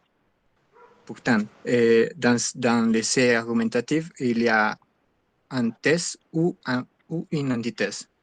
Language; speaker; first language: French; non-native, learner; Spanish